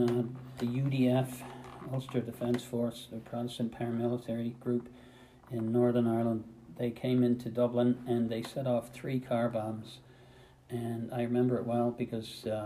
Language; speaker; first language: English; native; English